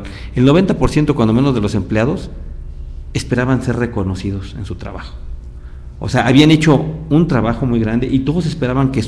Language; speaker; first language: Spanish; native; Spanish